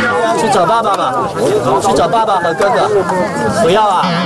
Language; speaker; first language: Chinese; native; Chinese